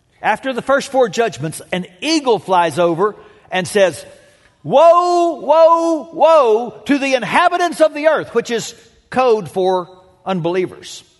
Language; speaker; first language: English; native; English